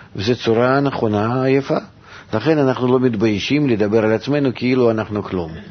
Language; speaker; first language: Hebrew; non-native, fluent; Russian